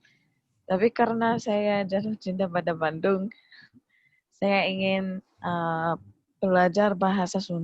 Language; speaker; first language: Indonesian; non-native, fluent; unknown